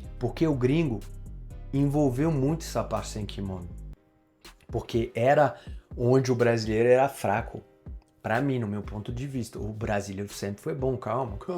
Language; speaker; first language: Portuguese; non-native, fluent; French